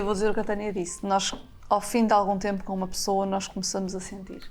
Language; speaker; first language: Portuguese; native; Portuguese